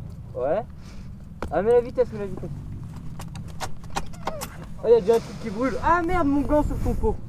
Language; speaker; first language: French; native; French